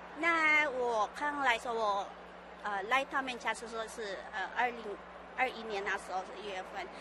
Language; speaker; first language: Chinese; non-native, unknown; Filipino